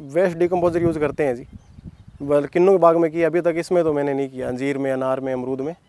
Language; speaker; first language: Hindi; native; Hindi